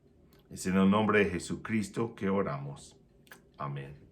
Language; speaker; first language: Spanish; non-native, fluent; English